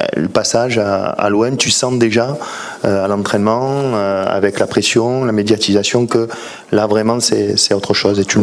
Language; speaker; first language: French; native; French